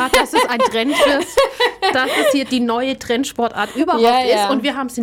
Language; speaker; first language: German; native; German